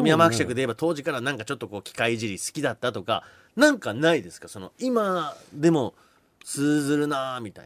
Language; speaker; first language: Japanese; native; Japanese